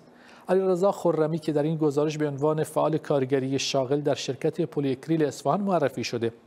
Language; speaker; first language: Persian; non-native, local second language; Kurdish